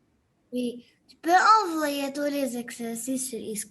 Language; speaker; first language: French; non-native, learner; Arabic